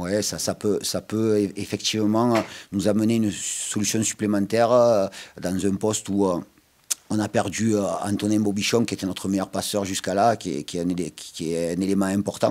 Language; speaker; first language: French; native; French